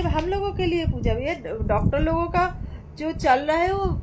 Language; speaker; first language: Hindi; non-native, local second language; Bangla